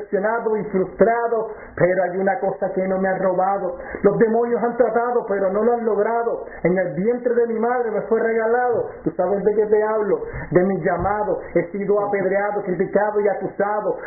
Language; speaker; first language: Spanish; native; Spanish